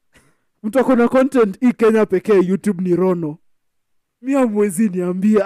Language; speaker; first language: English; non-native, local second language; Swahili